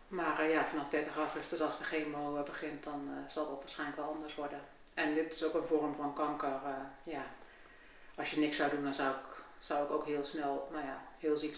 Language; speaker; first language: Dutch; native; Dutch